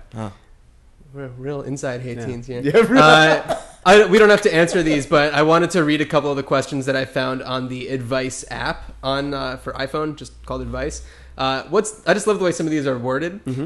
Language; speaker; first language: English; native; English